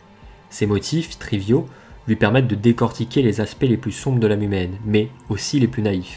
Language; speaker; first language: French; native; French